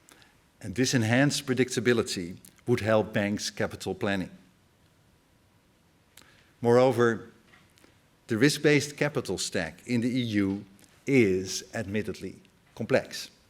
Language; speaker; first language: English; non-native, fluent; Dutch